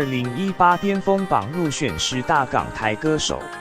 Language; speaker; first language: Chinese; native; Chinese